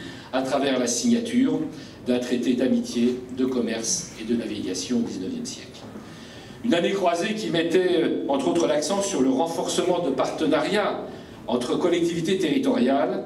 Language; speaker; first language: French; native; French